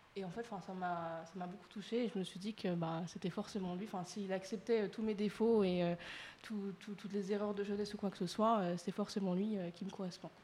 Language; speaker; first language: French; early bilingual, other home language; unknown